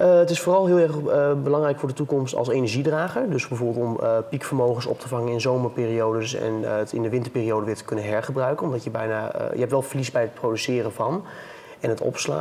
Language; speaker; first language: Dutch; native; Dutch